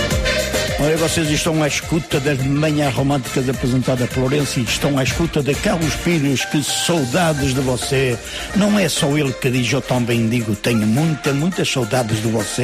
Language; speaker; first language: Portuguese; early bilingual, heritage; Portuguese